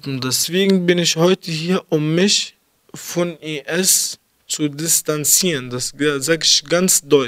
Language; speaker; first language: German; early bilingual, other home language; Arabic